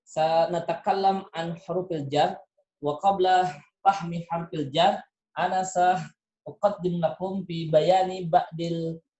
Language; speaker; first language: Arabic; non-native, fluent; Indonesian